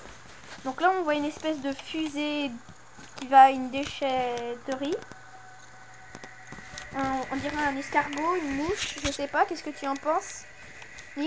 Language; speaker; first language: French; native; French